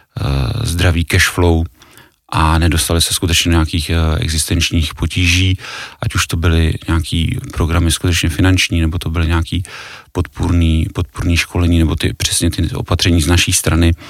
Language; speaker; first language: Czech; native; Czech